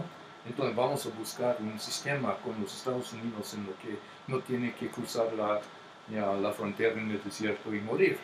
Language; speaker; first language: Spanish; non-native, fluent; English